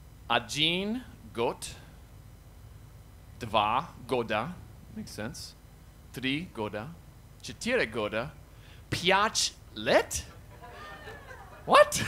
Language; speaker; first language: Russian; non-native, learner; English